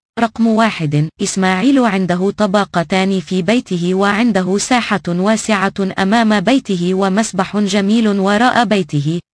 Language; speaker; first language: Arabic; non-native, fluent; Indonesian